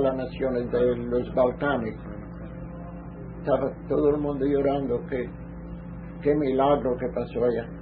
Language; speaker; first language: Spanish; early bilingual, heritage; Ladino